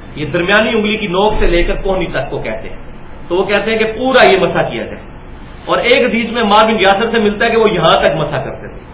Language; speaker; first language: Urdu; non-native, local second language; Punjabi